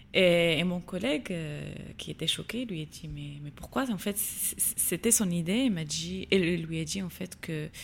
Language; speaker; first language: French; non-native, local second language; Tachelhit